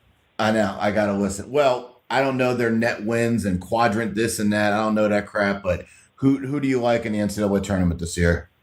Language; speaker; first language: English; native; English